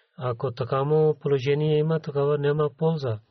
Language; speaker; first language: Bulgarian; non-native, learner; Urdu